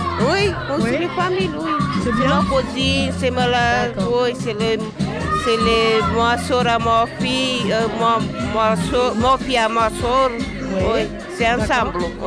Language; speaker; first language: French; non-native, learner; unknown